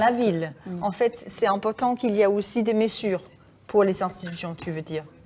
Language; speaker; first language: French; non-native, fluent; Danish